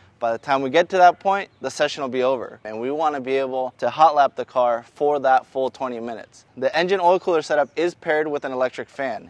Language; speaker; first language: English; native; English